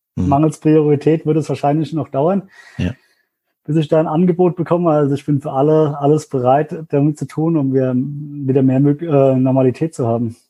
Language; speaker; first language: German; native; German